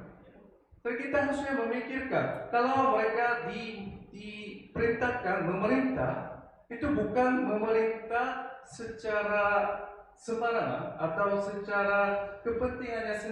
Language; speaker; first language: Indonesian; non-native, fluent; Korean